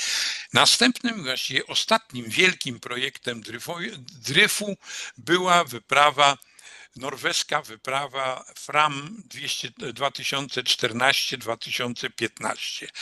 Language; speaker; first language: Polish; native; Polish